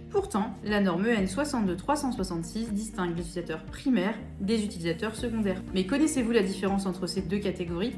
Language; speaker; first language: French; native; French